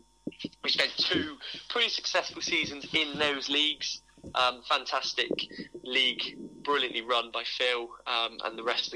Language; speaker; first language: English; native; English